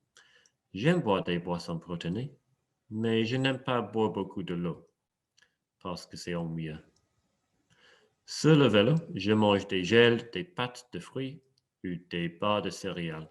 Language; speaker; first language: French; non-native, fluent; English